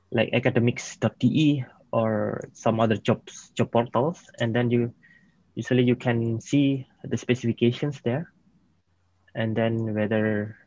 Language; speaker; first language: English; non-native, fluent; Indonesian